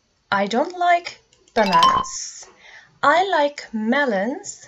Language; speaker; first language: English; non-native, fluent; Turkish